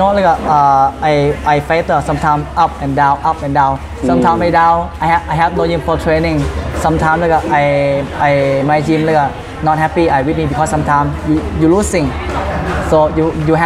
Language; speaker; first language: English; non-native, learner; Thai